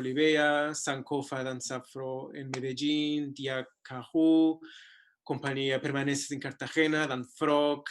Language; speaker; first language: Spanish; non-native, fluent; English